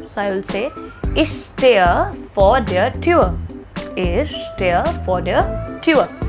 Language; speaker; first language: German; non-native, fluent; Hindi